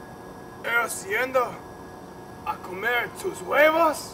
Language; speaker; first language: Spanish; non-native, learner; English